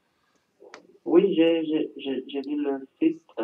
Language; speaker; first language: French; non-native, learner; Chinese